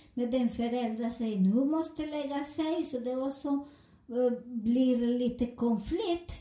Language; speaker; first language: Swedish; non-native, fluent; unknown